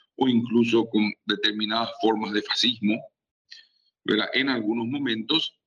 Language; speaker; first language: Spanish; native; Spanish